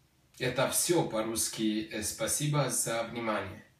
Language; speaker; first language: Russian; non-native, learner; Slovenian